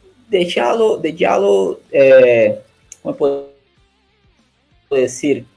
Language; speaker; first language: Spanish; non-native, learner; Portuguese